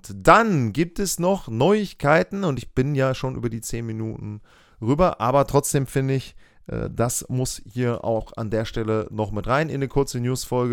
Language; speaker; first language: German; native; German